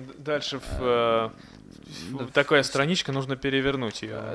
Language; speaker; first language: Russian; native; Russian